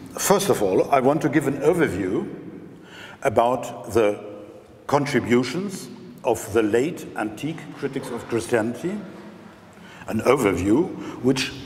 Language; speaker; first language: English; non-native, fluent; German